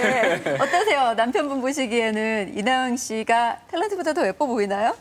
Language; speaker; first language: Korean; native; Korean